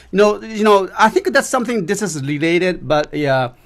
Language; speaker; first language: English; non-native, learner; Japanese